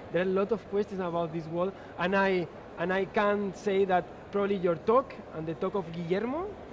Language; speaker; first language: English; non-native, fluent; Spanish